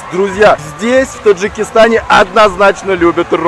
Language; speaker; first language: Russian; native; Russian